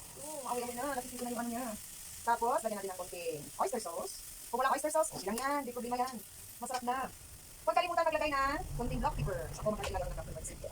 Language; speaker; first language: Filipino; native; Filipino